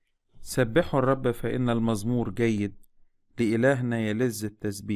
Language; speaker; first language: Arabic; native; Arabic